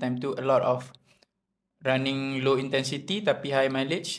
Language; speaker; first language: English; non-native, local second language; Malay